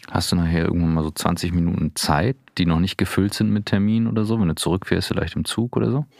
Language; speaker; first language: German; native; German